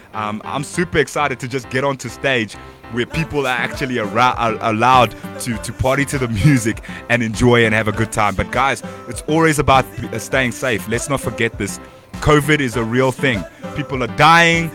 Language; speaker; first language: English; non-native, local second language; Bemba